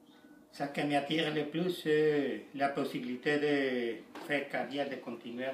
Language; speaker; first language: French; non-native, learner; Spanish